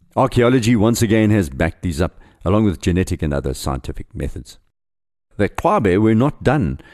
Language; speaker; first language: English; native; English